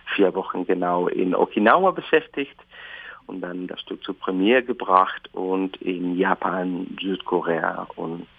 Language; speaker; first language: German; non-native, fluent; Spanish